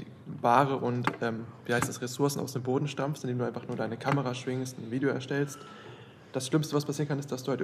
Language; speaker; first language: German; native; German